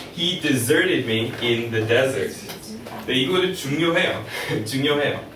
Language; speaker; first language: Korean; non-native, fluent; English